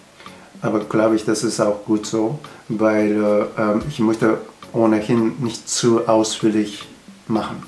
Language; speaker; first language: German; non-native, learner; Japanese